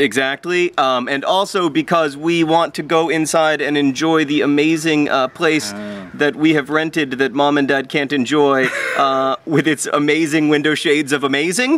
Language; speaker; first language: English; native; English